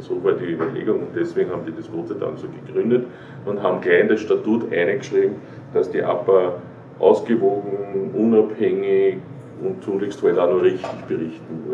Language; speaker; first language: German; native; German